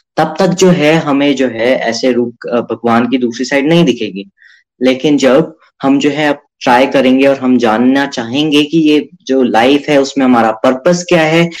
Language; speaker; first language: Hindi; native; Hindi